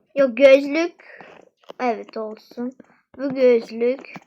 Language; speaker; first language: Turkish; non-native, fluent; Russian